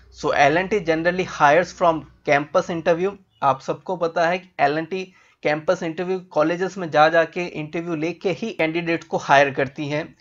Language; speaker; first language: Hindi; native; Hindi